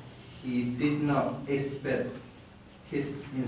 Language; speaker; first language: English; non-native, learner; Shan